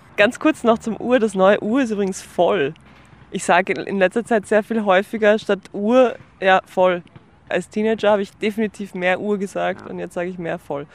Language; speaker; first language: German; native; German